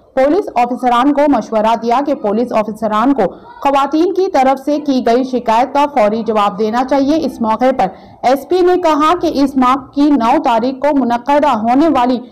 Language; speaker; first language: Urdu; native; Urdu